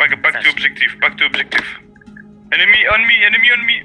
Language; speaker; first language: English; non-native, learner; French